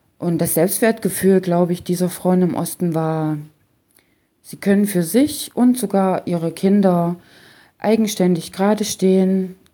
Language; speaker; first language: German; native; German